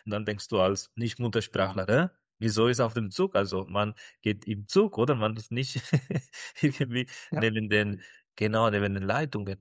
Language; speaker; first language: German; non-native, fluent; Spanish